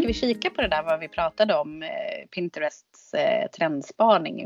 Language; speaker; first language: Swedish; native; Swedish